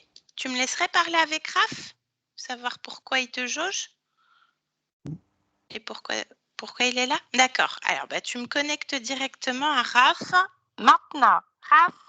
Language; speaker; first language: French; native; French